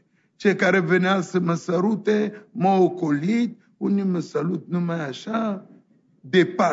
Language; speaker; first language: Romanian; non-native, fluent; French